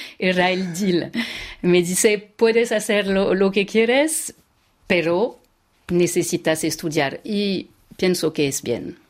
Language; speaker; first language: Spanish; non-native, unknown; French